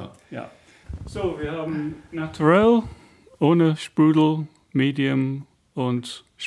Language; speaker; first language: German; non-native, fluent; English